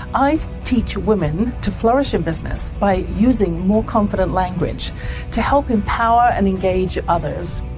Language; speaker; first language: English; native; English